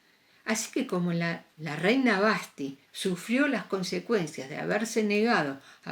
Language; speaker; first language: Spanish; native; Spanish